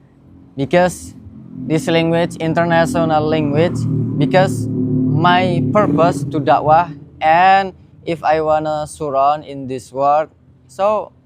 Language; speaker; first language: English; non-native, learner; Indonesian